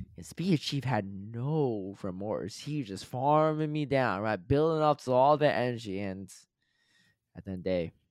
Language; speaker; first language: English; native; English